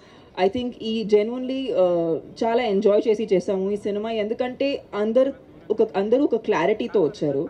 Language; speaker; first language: Telugu; non-native, local second language; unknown